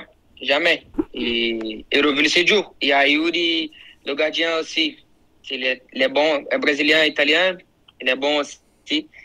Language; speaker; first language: French; non-native, learner; Portuguese